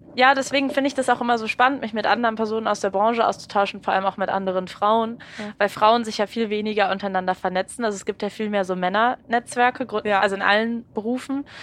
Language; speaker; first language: German; native; German